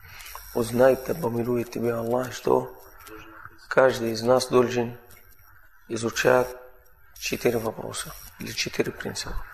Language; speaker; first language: Russian; non-native, fluent; Arabic